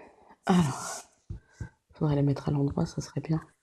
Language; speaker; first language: French; native; French